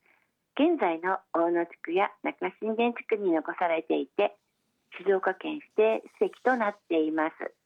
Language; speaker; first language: Japanese; native; Japanese